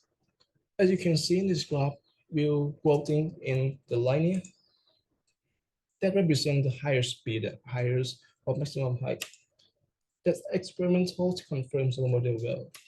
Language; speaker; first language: English; non-native, learner; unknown